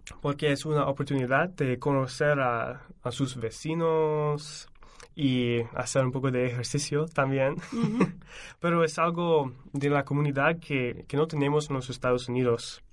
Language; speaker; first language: Spanish; non-native, fluent; English